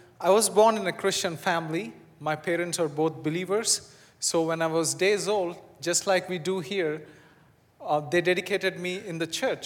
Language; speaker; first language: English; non-native, local second language; Telugu